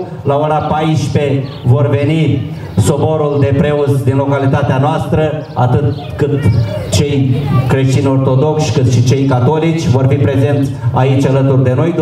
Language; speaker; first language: Romanian; native; Romanian